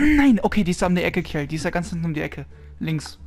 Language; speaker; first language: German; native; German